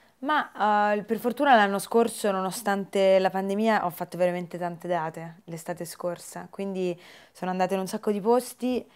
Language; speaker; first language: Italian; native; Italian